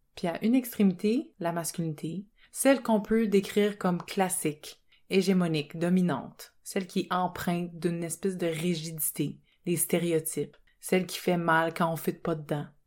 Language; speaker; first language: French; native; French